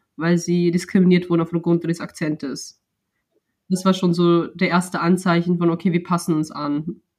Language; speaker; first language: German; native; German